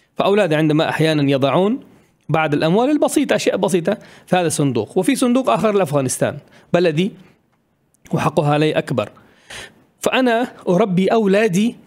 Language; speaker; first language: Arabic; non-native, fluent; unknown